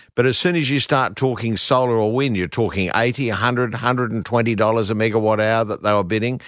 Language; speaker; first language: English; native; English